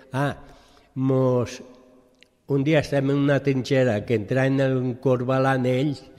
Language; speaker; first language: Catalan; early bilingual, other home language; French